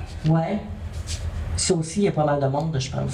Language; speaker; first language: French; native; French